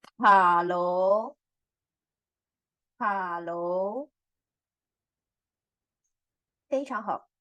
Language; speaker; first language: Chinese; non-native, fluent; Indonesian